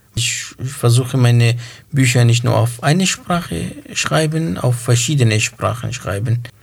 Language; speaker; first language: German; non-native, learner; Kurdish